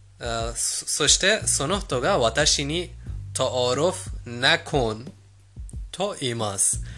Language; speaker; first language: Japanese; non-native, fluent; Persian